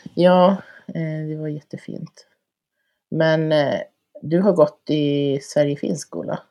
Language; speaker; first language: Swedish; native; Swedish